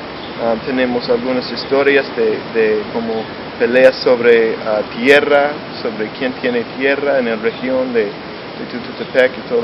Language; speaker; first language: Spanish; non-native, fluent; English